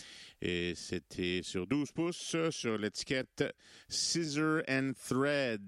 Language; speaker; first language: French; native; French